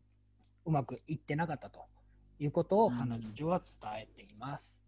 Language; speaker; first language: Japanese; non-native, fluent; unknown